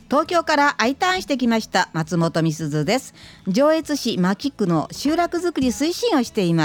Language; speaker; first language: Japanese; native; Japanese